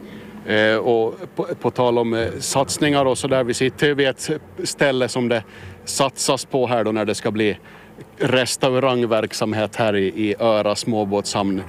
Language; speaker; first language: Swedish; native; Swedish